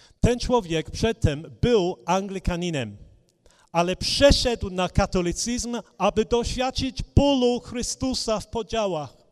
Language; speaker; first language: Polish; non-native, fluent; English